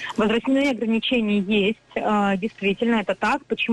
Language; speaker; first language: Russian; native; Russian